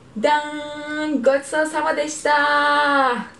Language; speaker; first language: German; non-native, learner; Japanese